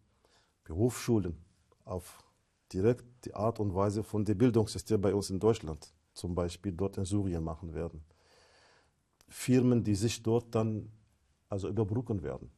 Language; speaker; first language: German; non-native, fluent; Arabic